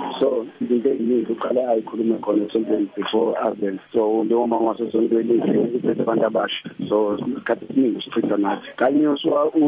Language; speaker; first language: Zulu; native; Zulu